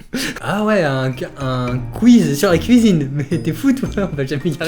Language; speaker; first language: French; native; French